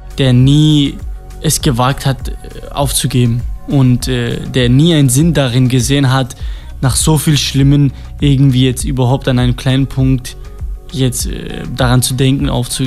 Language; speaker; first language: German; non-native, fluent; Kurdish